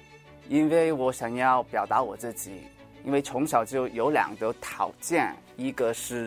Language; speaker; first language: Chinese; early bilingual, heritage; Cantonese